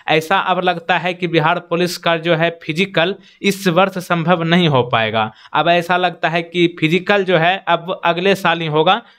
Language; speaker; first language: Hindi; native; Hindi